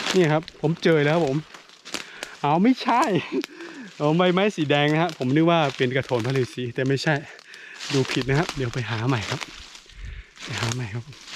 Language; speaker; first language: Thai; non-native, local second language; S'gaw Karen